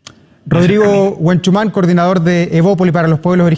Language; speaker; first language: Spanish; native; Spanish